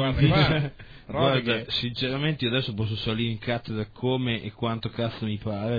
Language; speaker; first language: Italian; native; Italian